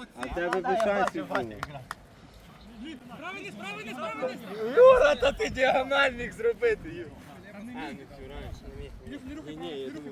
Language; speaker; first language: Ukrainian; native; Ukrainian